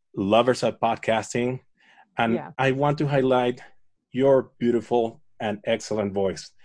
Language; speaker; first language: English; non-native, fluent; Spanish